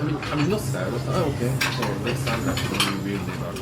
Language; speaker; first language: English; non-native, learner; Japanese